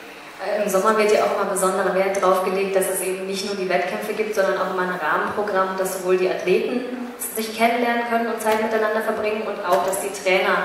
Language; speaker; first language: German; native; German